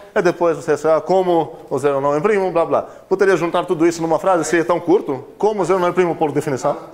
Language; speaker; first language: Portuguese; non-native, fluent; Greek